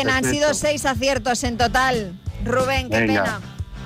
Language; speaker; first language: Spanish; native; Spanish